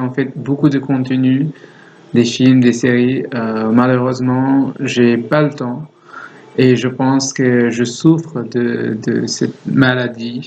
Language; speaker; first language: French; non-native, learner; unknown